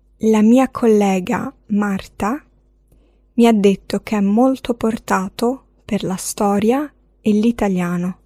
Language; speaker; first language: Italian; non-native, fluent; Arabic